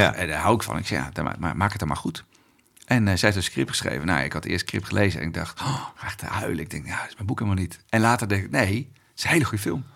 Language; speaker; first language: Dutch; native; Dutch